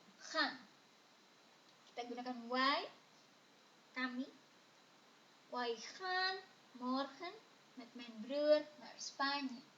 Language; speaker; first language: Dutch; non-native, fluent; Indonesian